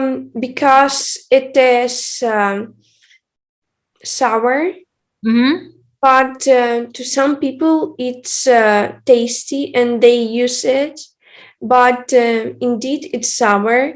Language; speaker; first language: English; non-native, fluent; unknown